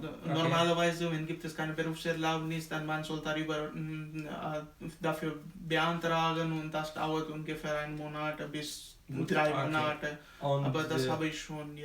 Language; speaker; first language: German; non-native, learner; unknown